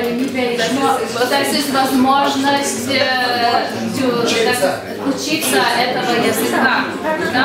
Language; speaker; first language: Russian; non-native, fluent; Lithuanian